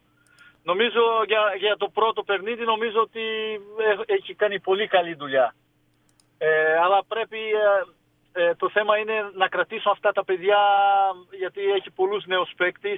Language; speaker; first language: Greek; non-native, fluent; Portuguese